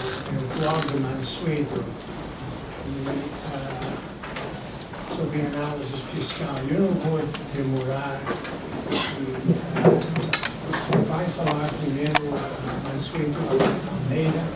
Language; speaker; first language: Portuguese; non-native, fluent; Spanish